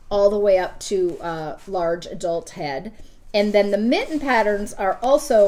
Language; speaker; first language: English; native; English